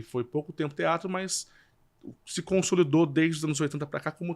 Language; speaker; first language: Portuguese; native; Portuguese